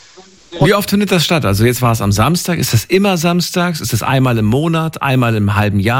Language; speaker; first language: German; native; German